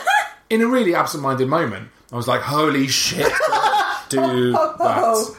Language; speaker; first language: English; native; English